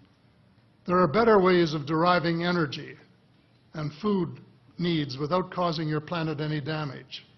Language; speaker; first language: English; native; English